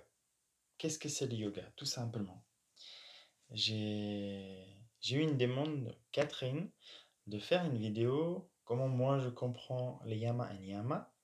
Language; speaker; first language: French; non-native, fluent; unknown